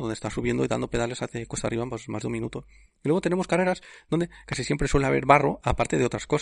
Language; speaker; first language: Spanish; native; Spanish